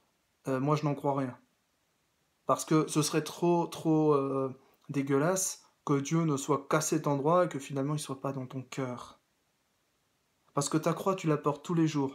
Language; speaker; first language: French; native; French